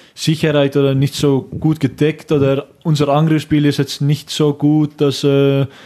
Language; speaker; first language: German; non-native, learner; Estonian